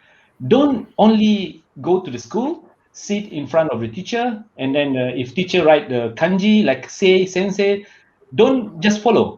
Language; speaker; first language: English; non-native, learner; Malay